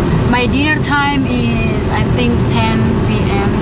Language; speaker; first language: English; non-native, fluent; Indonesian